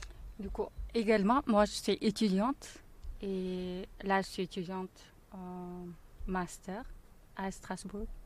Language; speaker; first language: French; non-native, learner; Mongolian